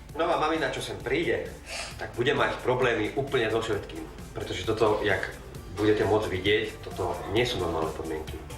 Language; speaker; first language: Slovak; native; Slovak